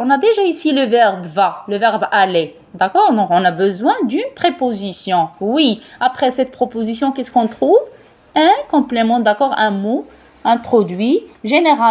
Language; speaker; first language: French; non-native, local second language; Arabic